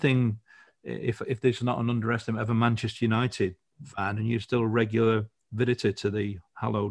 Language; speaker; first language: English; native; English